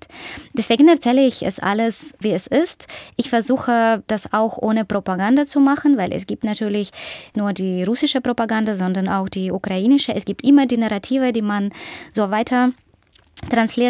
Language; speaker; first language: German; non-native, fluent; Ukrainian